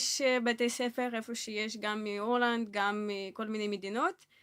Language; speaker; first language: Hebrew; non-native, fluent; Russian